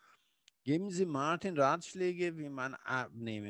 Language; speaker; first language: German; non-native, fluent; Persian